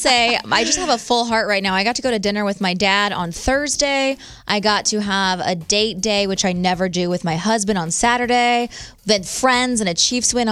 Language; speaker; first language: English; native; English